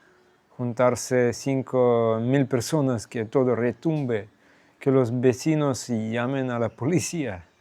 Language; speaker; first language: Spanish; non-native, fluent; Russian